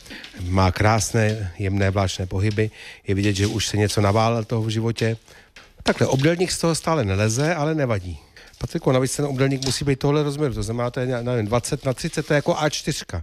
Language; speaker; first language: Czech; native; Czech